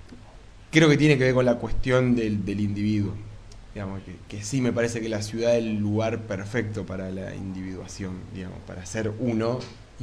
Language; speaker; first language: Spanish; native; Spanish